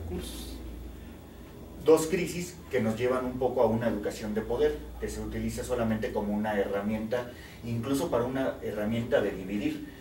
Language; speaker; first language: Spanish; native; Spanish